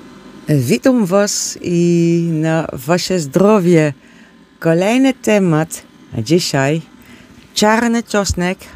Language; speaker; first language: Polish; non-native, learner; Dutch